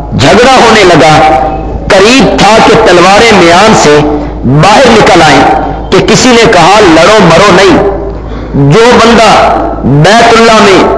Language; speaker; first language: Urdu; non-native, local second language; Punjabi